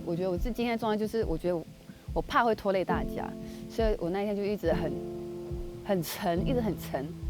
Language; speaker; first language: Chinese; native; Chinese